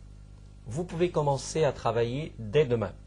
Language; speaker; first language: French; non-native, fluent; Chinese